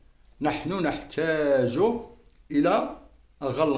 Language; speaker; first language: Italian; non-native, fluent; Arabic